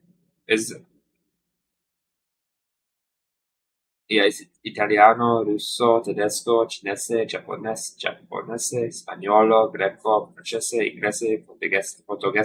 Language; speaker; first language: Italian; non-native, learner; English